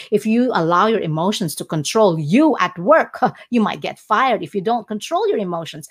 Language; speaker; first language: English; non-native, local second language; Cebuano